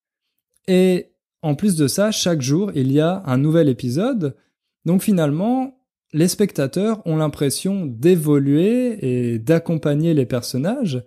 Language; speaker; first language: French; native; French